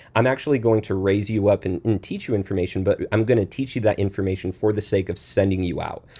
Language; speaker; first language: English; native; English